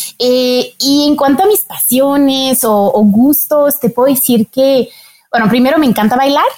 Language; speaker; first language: Spanish; non-native, fluent; French